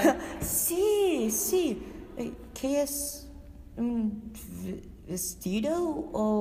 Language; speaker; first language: Spanish; non-native, learner; English